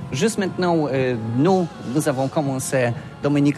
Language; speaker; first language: French; non-native, learner; Polish